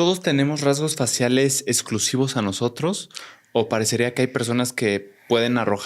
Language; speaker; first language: Spanish; native; Spanish